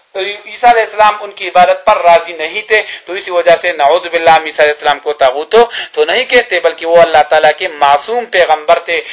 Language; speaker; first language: Urdu; non-native, local second language; Pashto